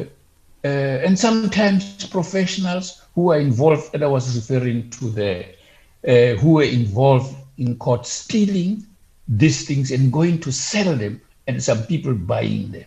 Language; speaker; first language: English; non-native, local second language; Southern Sotho